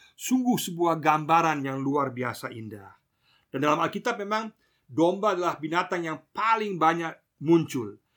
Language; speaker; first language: Indonesian; non-native, fluent; German